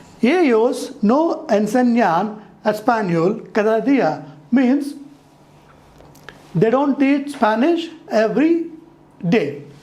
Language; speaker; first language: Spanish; non-native, fluent; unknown